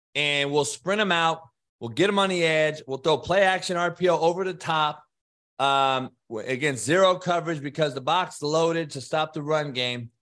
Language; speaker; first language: English; native; English